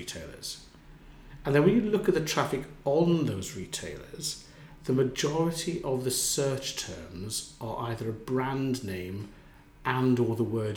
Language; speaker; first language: English; native; English